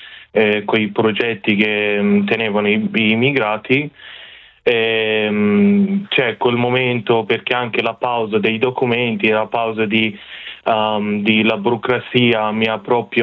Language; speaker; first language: Italian; non-native, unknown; Persian